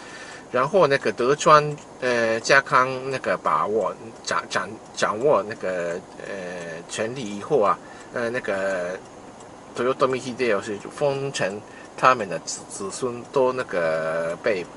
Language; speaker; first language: Chinese; non-native, fluent; Japanese